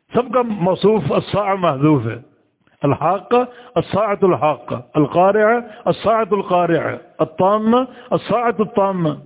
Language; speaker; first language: Urdu; native; Urdu